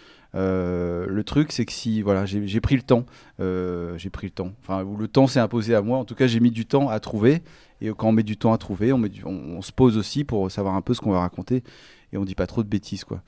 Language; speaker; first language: French; native; French